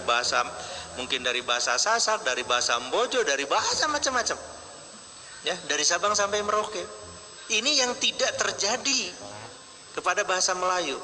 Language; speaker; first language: Indonesian; native; Indonesian